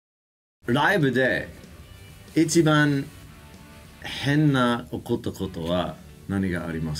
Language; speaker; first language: Japanese; non-native, fluent; English